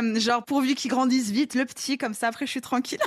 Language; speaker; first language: French; native; French